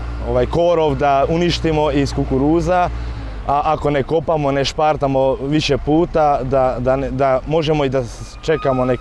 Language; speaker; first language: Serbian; non-native, local second language; Hungarian